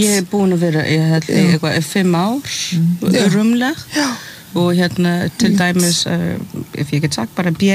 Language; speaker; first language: Icelandic; early bilingual, heritage; Icelandic